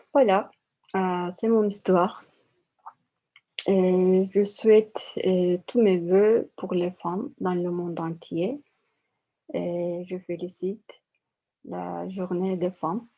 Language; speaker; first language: French; non-native, learner; Turkish